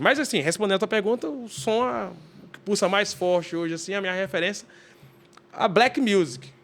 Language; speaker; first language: Portuguese; native; Portuguese